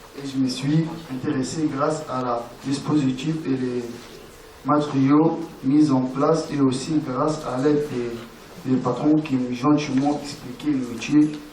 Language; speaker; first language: French; non-native, local second language; Arabic